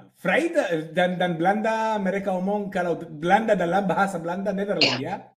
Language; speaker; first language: Indonesian; non-native, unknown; Hebrew